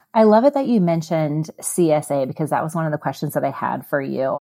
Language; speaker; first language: English; native; English